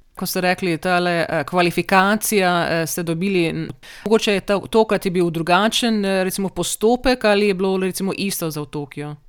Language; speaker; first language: Slovenian; early bilingual, heritage; Slovenian